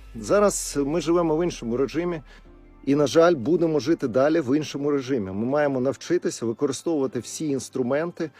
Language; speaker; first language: Ukrainian; non-native, local second language; Russian